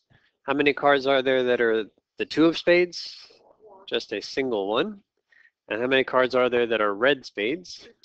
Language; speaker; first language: English; native; English